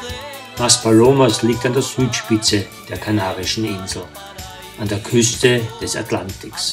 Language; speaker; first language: German; native; German